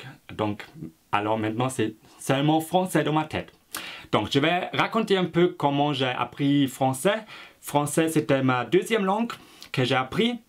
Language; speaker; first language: French; non-native, fluent; German